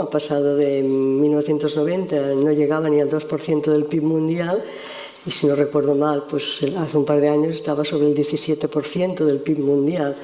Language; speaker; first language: Spanish; non-native, local second language; Catalan